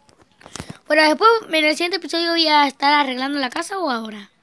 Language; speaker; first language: Spanish; native; Spanish